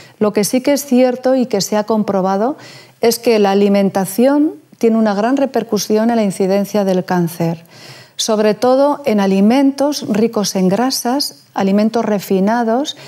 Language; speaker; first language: Spanish; native; Spanish